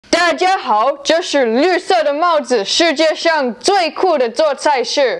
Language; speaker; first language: Chinese; non-native, learner; English